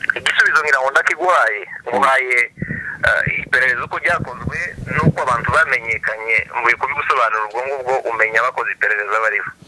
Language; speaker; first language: Kinyarwanda; native; Kinyarwanda